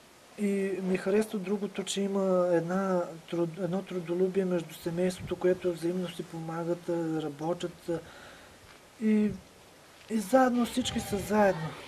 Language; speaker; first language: Bulgarian; native; Bulgarian